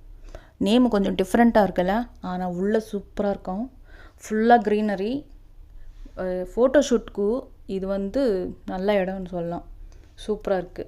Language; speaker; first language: Tamil; non-native, local second language; Telugu